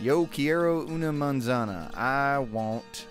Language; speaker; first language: Spanish; non-native, learner; English